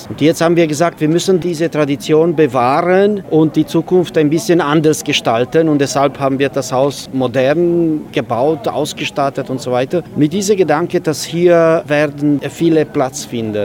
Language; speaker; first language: German; non-native, fluent; Romanian